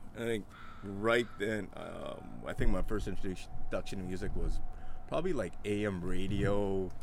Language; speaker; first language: English; native; English